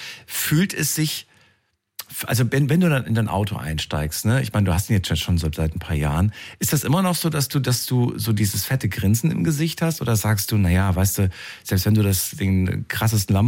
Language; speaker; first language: German; native; German